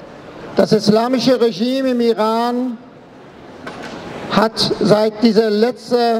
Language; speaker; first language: German; non-native, fluent; Persian